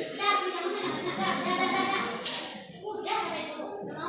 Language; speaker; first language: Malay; non-native, local second language; Minangkabau